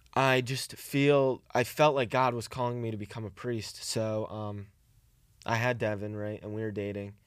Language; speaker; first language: English; early bilingual, other home language; Italian